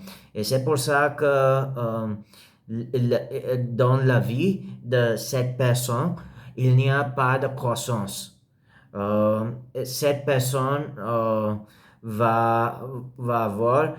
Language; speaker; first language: French; non-native, learner; English